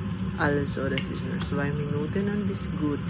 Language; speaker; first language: German; non-native, learner; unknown